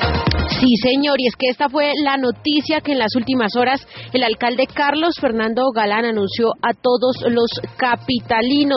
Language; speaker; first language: Spanish; native; Spanish